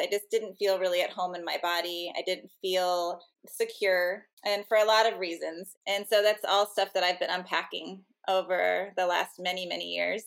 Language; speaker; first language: English; native; English